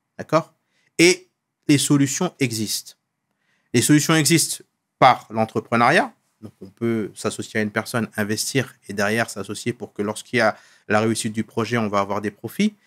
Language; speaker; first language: French; non-native, local second language; Wolof